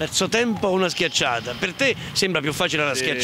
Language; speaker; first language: Italian; native; Italian